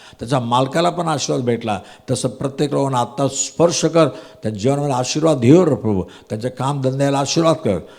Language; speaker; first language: Marathi; non-native, local second language; Tamil